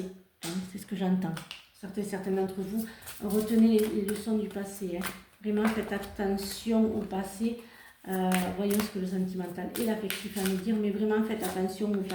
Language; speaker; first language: French; native; French